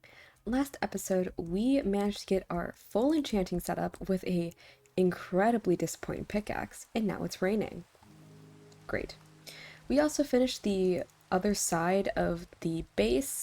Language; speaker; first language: English; native; English